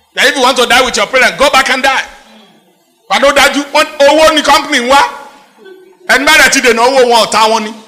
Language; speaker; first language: English; non-native, local second language; Yoruba